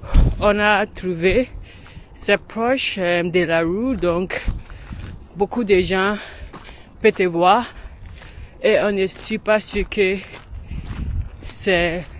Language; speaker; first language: French; non-native, learner; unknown